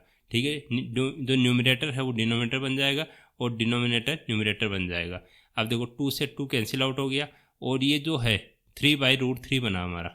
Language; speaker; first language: Hindi; native; Hindi